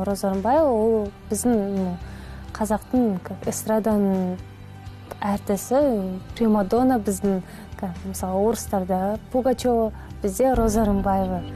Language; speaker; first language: Kazakh; non-native, local second language; Russian